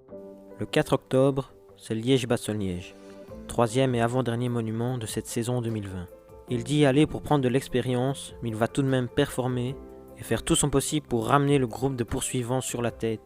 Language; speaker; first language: French; native; French